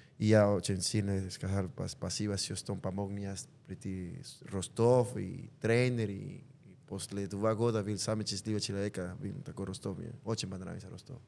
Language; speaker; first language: Russian; non-native, learner; Spanish